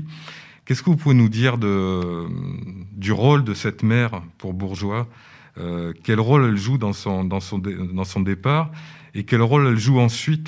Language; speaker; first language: French; native; French